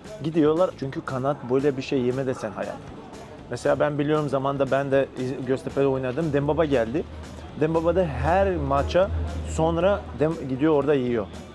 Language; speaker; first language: Turkish; non-native, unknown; Bosnian